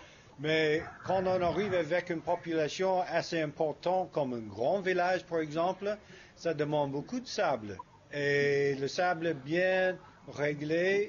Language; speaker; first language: French; non-native, fluent; English